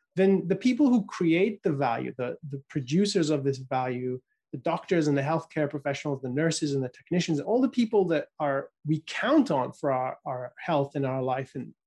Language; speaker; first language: English; native; English